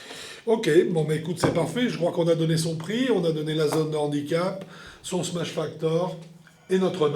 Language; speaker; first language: French; native; French